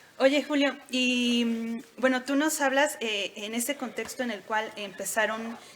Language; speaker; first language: Spanish; native; Spanish